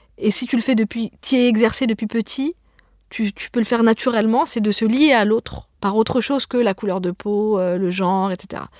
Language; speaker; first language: French; early bilingual, other home language; Arabic